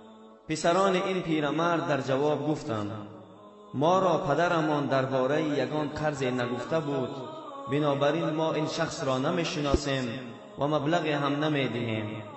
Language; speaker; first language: Persian; non-native, local second language; Tajik